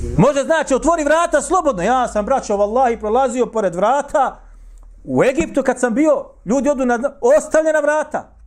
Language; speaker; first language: Bosnian; native; Bosnian